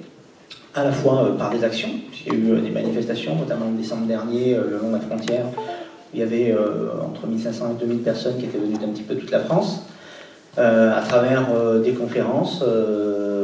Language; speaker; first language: French; native; French